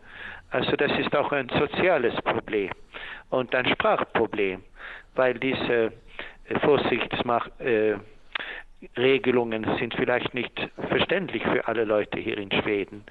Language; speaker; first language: German; non-native, fluent; Swedish